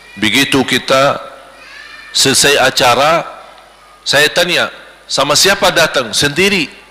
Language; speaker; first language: Malay; non-native, fluent; Arabic